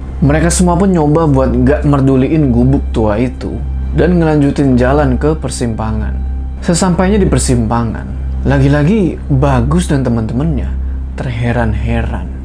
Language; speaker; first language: Indonesian; native; Indonesian